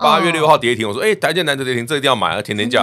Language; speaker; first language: Chinese; native; Chinese